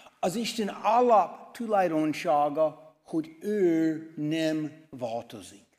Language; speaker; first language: Hungarian; non-native, fluent; English